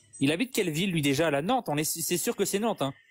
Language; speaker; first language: French; native; French